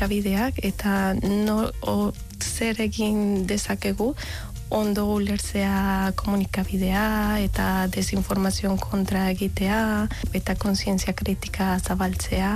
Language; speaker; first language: Basque; non-native, learner; Spanish